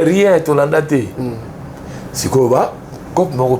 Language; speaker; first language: French; non-native, local second language; Lingala